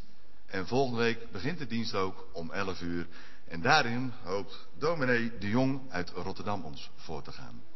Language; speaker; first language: Dutch; native; Dutch